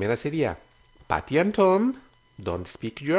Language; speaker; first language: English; non-native, fluent; Spanish